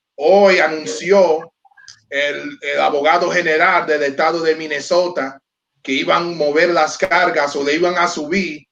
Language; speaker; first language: Spanish; early bilingual, heritage; Spanish